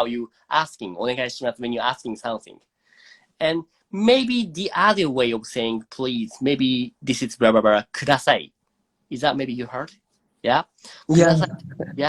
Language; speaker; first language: English; non-native, fluent; Japanese